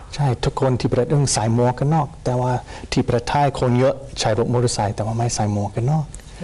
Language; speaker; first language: Thai; non-native, learner; English